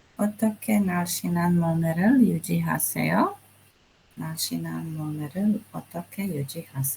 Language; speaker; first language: Korean; non-native, learner; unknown